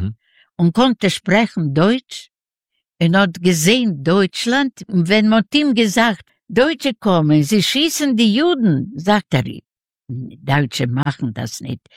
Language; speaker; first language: German; non-native, learner; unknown